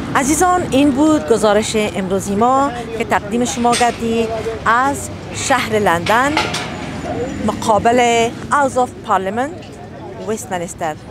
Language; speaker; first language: Persian; native; Persian